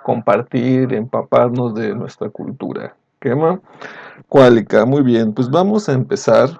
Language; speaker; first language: Spanish; native; Spanish